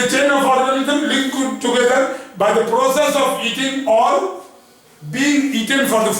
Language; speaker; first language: English; non-native, local second language; Hindi